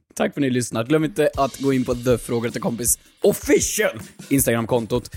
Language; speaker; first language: Swedish; native; Swedish